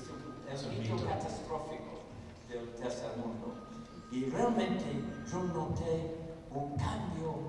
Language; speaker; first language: Spanish; non-native, fluent; English